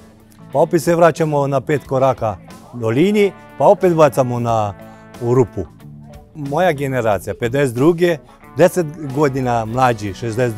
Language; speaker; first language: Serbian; non-native, local second language; Romanian